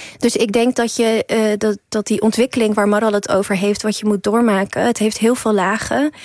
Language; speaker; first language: Dutch; early bilingual, other home language; Persian